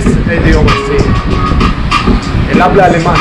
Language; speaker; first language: Spanish; non-native, learner; Russian